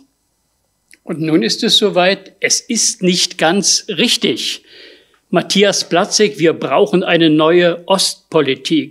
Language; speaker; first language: German; native; German